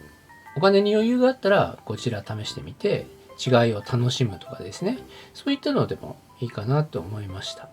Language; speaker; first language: Japanese; native; Japanese